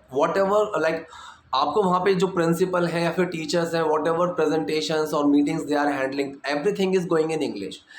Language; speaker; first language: Hindi; native; Hindi